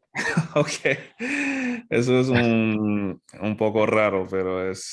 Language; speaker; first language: Spanish; non-native, fluent; English